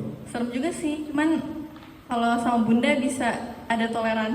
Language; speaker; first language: Indonesian; native; Indonesian